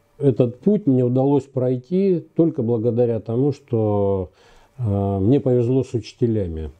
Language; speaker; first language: Russian; native; Russian